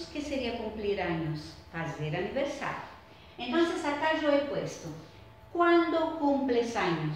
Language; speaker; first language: Spanish; non-native, fluent; Portuguese